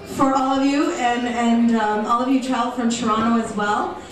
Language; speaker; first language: English; early bilingual, other home language; Greek